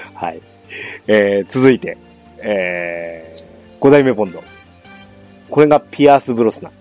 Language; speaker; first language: Japanese; native; Japanese